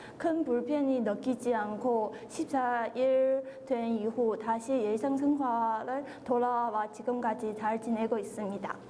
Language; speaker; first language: Korean; non-native, learner; Chinese